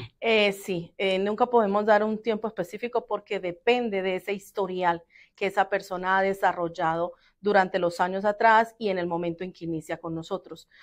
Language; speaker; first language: Spanish; native; Spanish